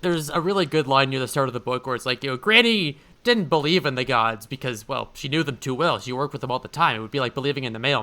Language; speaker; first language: English; native; English